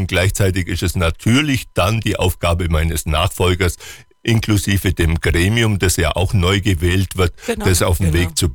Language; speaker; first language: German; native; German